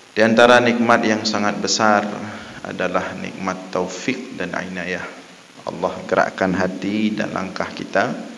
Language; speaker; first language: Malay; non-native, local second language; Achinese